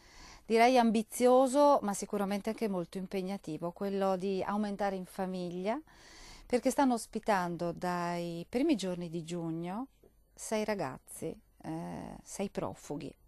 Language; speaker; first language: Italian; native; Italian